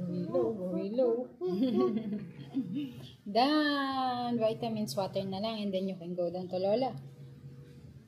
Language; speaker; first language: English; non-native, local second language; Filipino